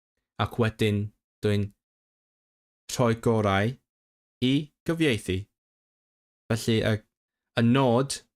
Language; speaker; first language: Welsh; non-native, learner; Cantonese